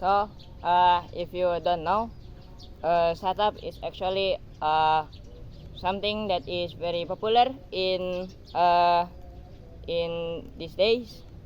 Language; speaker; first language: English; non-native, learner; Indonesian